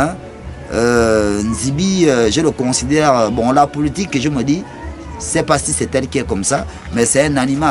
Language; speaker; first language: French; non-native, local second language; Fang